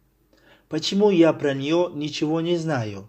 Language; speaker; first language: Russian; non-native, fluent; Tajik